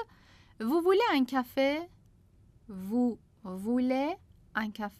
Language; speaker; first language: French; non-native, fluent; Persian